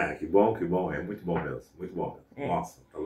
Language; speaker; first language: Portuguese; native; Portuguese